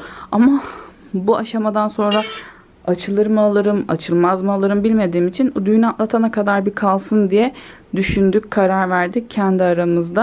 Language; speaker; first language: Turkish; native; Turkish